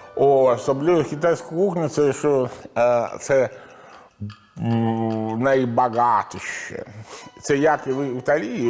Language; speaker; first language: Ukrainian; non-native, learner; Italian